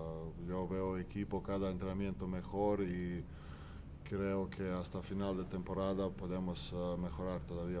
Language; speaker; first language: Spanish; non-native, fluent; Croatian